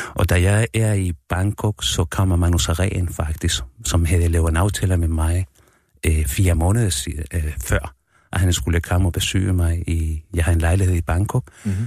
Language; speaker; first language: Danish; non-native, fluent; Spanish